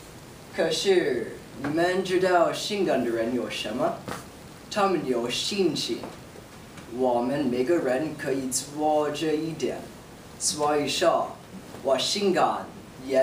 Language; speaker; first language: Chinese; non-native, learner; English